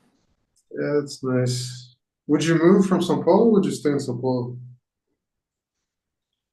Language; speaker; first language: English; non-native, fluent; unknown